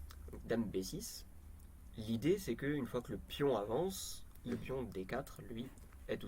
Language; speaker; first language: French; native; French